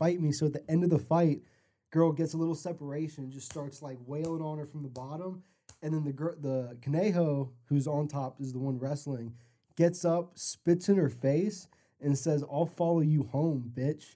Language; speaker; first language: English; native; English